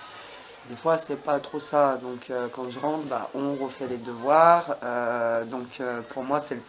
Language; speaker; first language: French; native; French